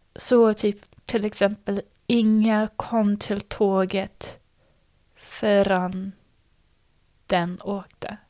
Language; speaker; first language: Swedish; non-native, fluent; English